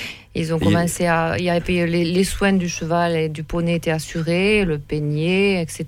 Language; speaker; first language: French; native; French